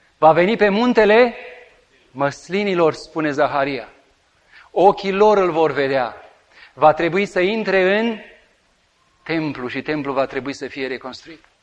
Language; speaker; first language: Romanian; native; Romanian